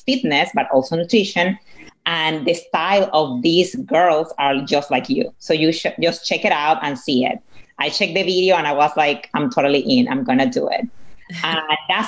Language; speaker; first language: English; non-native, fluent; Spanish